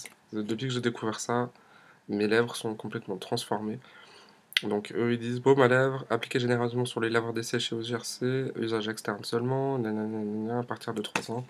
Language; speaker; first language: French; native; French